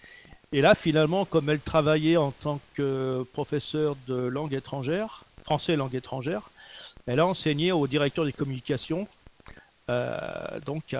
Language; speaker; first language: French; native; French